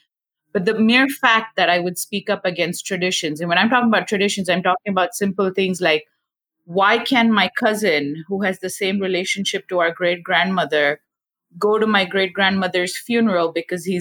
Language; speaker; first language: English; non-native, local second language; Gujarati